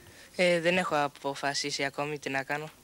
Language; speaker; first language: Greek; early bilingual, heritage; Greek